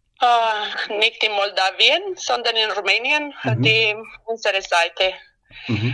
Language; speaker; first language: German; non-native, learner; Romanian